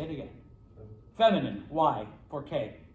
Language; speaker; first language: Spanish; non-native, fluent; English